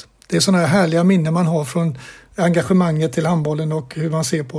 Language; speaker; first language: Swedish; native; Swedish